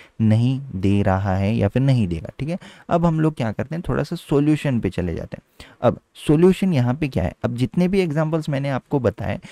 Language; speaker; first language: Hindi; native; Hindi